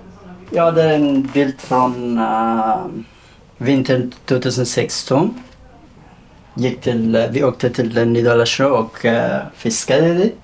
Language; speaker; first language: Swedish; non-native, learner; Persian